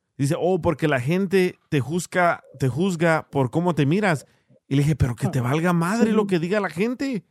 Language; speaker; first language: Spanish; early bilingual, heritage; Spanish